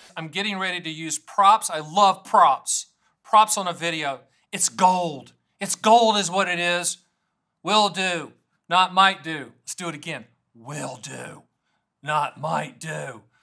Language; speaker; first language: English; native; English